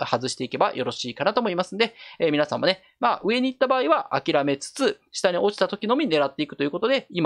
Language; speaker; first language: Japanese; native; Japanese